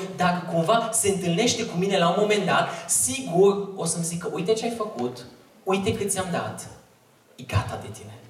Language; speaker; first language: Romanian; native; Romanian